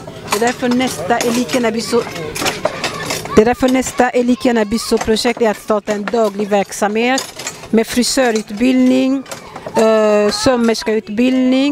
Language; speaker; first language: Swedish; early bilingual, other home language; Lingala